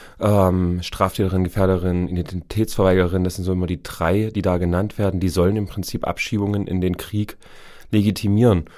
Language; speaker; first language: German; native; German